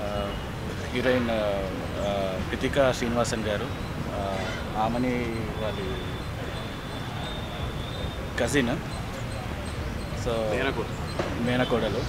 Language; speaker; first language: Telugu; native; Telugu